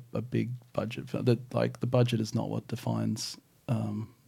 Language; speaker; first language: English; native; English